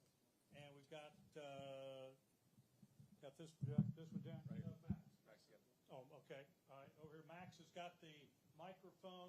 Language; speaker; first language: English; native; English